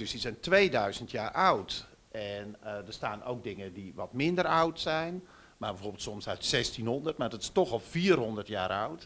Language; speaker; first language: Dutch; native; Dutch